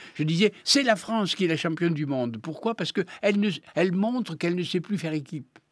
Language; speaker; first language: French; native; French